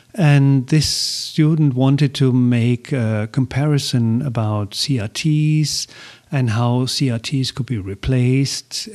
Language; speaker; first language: English; non-native, fluent; German